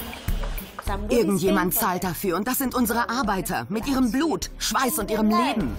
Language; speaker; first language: German; native; German